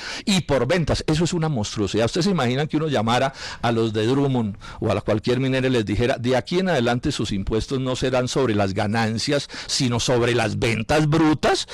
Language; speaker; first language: Spanish; native; Spanish